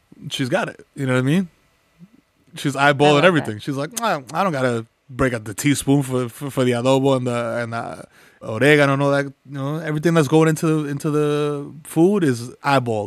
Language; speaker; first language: English; early bilingual, other home language; Spanish